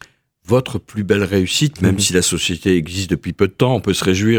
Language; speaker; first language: French; native; French